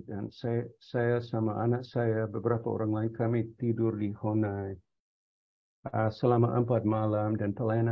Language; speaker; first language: Indonesian; non-native, fluent; English